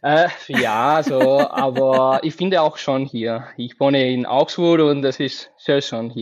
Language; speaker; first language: German; non-native, learner; Spanish